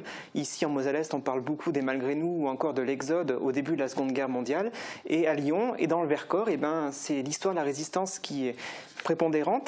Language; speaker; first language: French; native; French